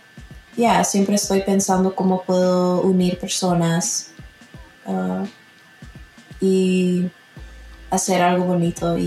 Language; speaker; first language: Spanish; early bilingual, heritage; Spanish